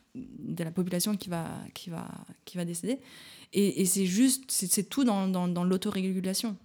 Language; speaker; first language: French; native; French